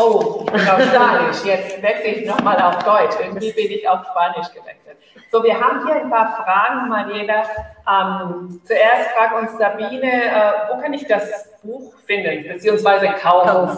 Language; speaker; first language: German; non-native, fluent; Spanish